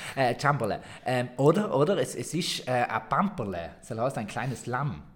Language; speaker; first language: German; native; German